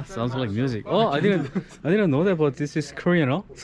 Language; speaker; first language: English; non-native, fluent; Korean